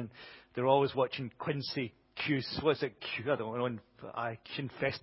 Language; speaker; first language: English; native; English